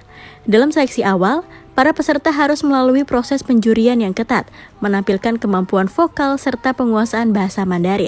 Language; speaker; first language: Indonesian; native; Indonesian